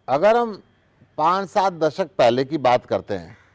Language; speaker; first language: Hindi; native; Hindi